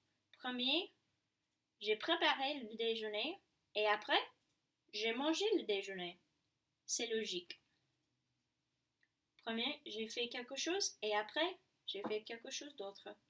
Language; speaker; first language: French; non-native, fluent; English